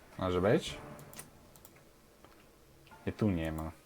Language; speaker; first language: Polish; non-native, fluent; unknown